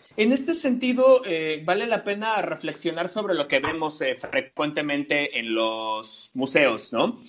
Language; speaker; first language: Spanish; native; Spanish